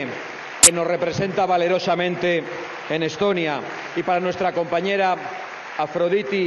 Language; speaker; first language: Spanish; native; Spanish